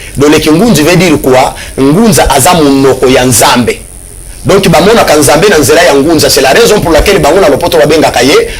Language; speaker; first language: Lingala; non-native, local second language; Kongo